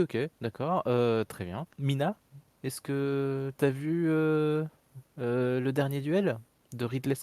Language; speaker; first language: French; native; French